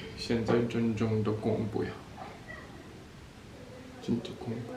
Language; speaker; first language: Korean; non-native, learner; Nyanja